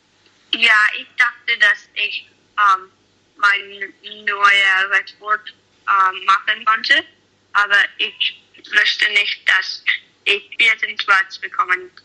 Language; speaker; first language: German; non-native, learner; English